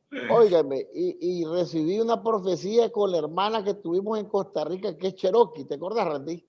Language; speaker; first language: Spanish; native; Spanish